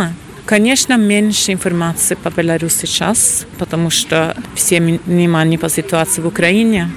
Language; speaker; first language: Russian; non-native, fluent; Norwegian